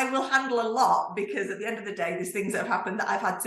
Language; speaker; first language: English; native; English